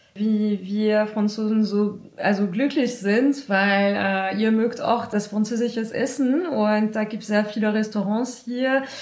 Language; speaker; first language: German; non-native, fluent; French